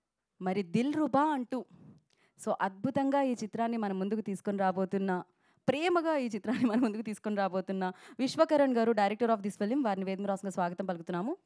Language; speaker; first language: Telugu; native; Telugu